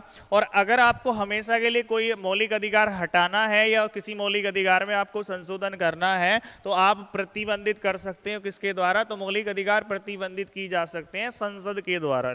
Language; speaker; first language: Hindi; native; Hindi